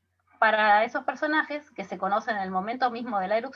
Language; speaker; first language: Spanish; native; Spanish